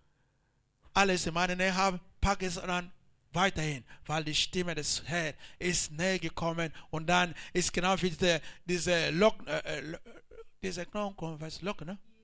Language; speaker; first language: German; non-native, learner; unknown